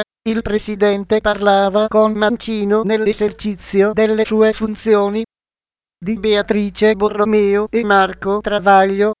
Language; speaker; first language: Italian; native; Italian